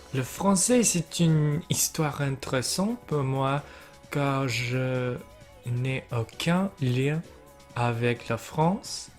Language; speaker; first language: French; non-native, learner; English